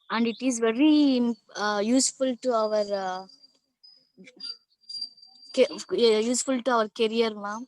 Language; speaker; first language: English; non-native, learner; Telugu